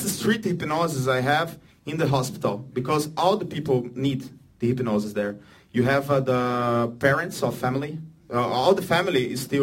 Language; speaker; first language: English; non-native, learner; Portuguese